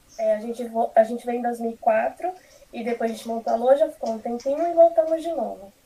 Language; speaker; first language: Portuguese; native; Portuguese